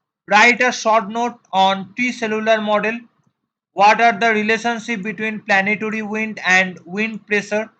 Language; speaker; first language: English; non-native, local second language; Bangla